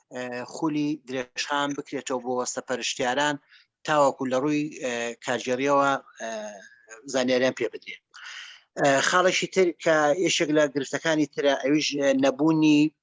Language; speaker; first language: Central Kurdish; native; Central Kurdish